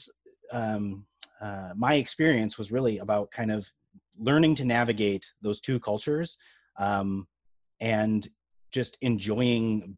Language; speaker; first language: English; native; English